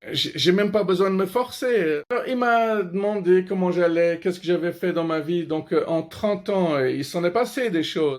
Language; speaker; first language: French; non-native, fluent; Persian